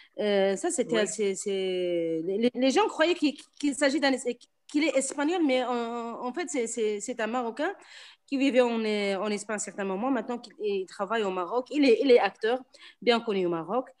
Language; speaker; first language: French; non-native, local second language; Arabic